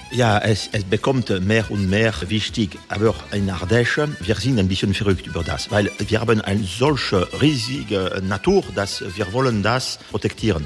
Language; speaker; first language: German; non-native, fluent; French